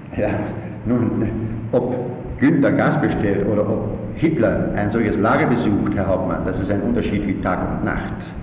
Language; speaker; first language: German; native; German